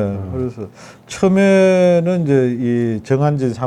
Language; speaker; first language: Korean; native; Korean